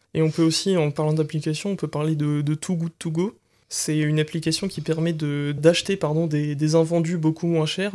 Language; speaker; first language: French; native; French